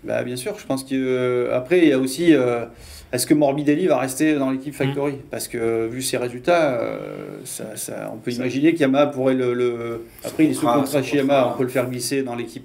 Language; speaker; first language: French; native; French